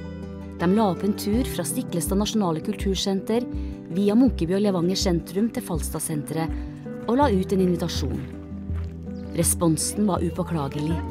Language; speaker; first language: Norwegian; native; Norwegian